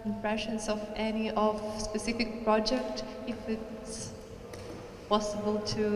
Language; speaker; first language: English; non-native, learner; Ukrainian